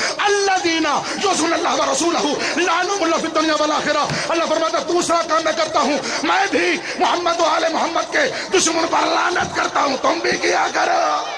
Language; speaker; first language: Urdu; non-native, local second language; Punjabi